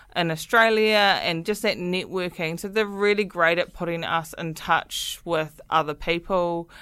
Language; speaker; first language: English; native; English